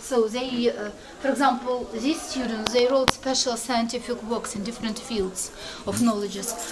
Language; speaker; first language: English; non-native, fluent; Russian